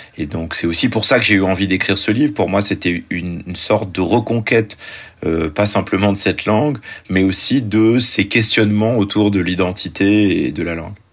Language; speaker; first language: French; early bilingual, other home language; Arabic